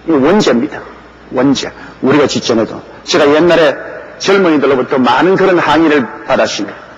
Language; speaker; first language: Korean; native; Korean